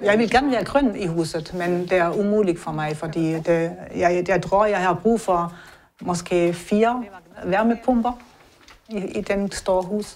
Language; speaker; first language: Danish; non-native, fluent; German